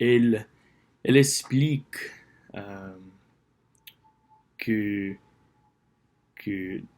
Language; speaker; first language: French; non-native, learner; English